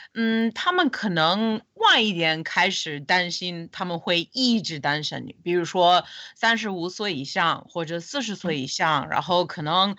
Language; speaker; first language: Chinese; non-native, fluent; English